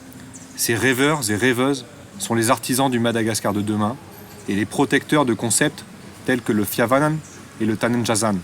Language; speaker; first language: French; native; French